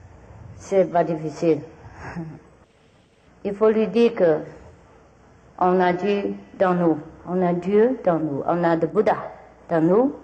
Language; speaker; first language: French; non-native, learner; Vietnamese